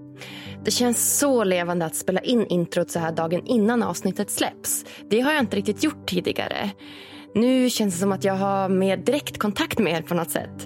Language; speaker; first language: Swedish; native; Swedish